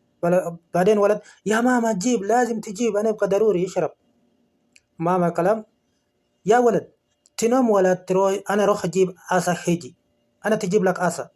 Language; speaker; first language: Arabic; non-native, learner; Oromo